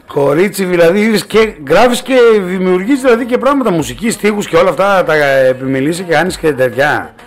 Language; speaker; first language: Greek; native; Greek